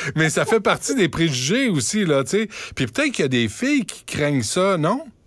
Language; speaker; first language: French; native; French